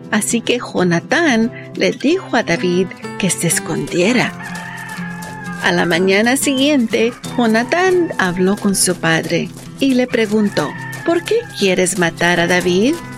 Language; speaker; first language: Spanish; native; Spanish